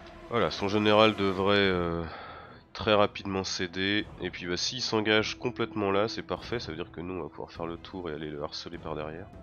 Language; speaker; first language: French; native; French